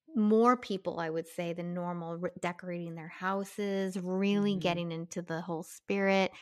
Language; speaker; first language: English; native; English